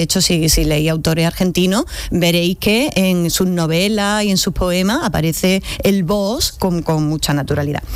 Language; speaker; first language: Spanish; native; Spanish